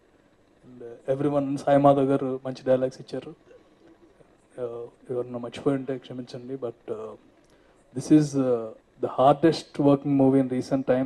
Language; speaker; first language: Telugu; native; Telugu